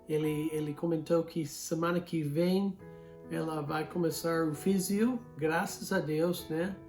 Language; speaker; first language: Portuguese; non-native, fluent; English